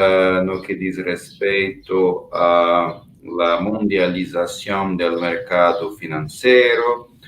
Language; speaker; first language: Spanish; non-native, fluent; Portuguese